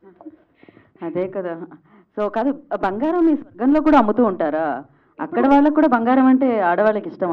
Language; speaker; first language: Telugu; native; Telugu